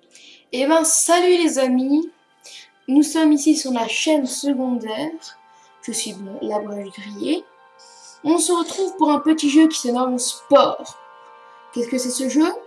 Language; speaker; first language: French; native; French